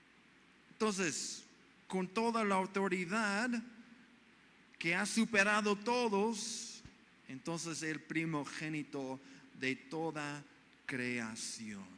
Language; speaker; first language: Spanish; non-native, fluent; English